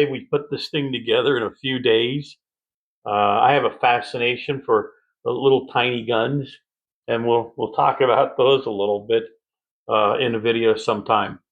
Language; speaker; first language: English; native; English